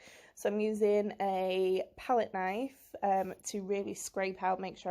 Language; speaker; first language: English; native; English